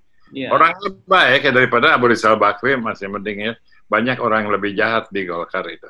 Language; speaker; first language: Indonesian; native; Indonesian